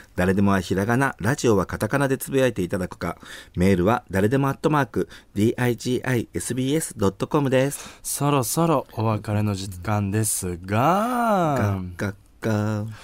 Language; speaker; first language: Japanese; native; Japanese